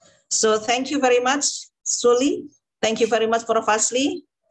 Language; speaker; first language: English; non-native, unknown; Indonesian